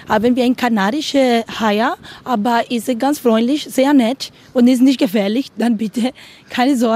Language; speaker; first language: German; non-native, learner; Spanish